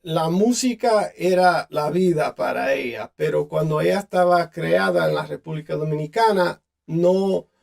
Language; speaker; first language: Spanish; early bilingual, other home language; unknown